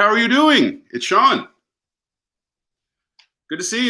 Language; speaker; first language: English; native; English